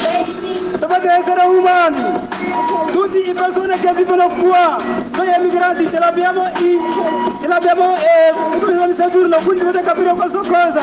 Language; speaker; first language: Italian; non-native, learner; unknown